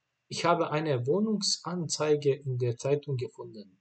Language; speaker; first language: German; non-native, fluent; Bosnian